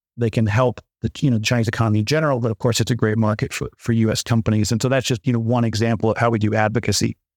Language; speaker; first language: English; native; English